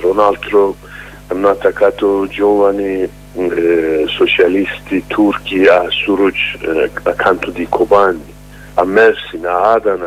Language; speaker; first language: Italian; non-native, learner; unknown